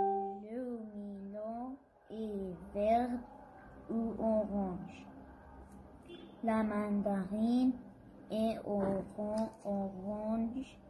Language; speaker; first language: French; non-native, learner; Arabic